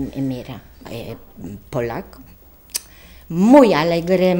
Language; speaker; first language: Spanish; non-native, learner; Polish